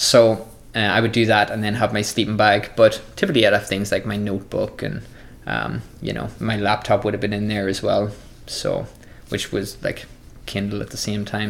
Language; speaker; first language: English; native; English